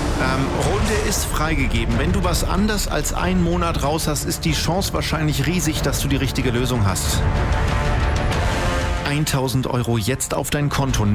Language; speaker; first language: German; native; German